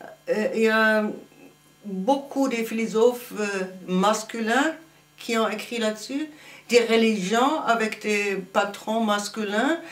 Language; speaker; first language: French; non-native, fluent; German